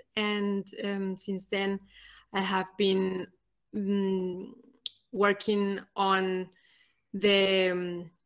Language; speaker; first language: English; non-native, fluent; Spanish